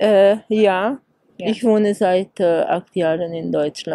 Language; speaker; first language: German; non-native, fluent; Hungarian